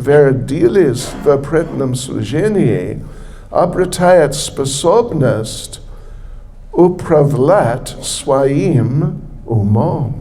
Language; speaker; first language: Russian; non-native, learner; English